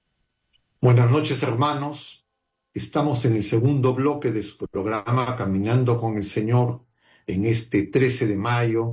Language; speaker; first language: Spanish; native; Spanish